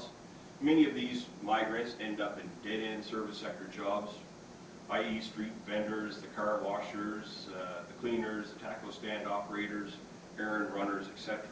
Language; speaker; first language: English; native; English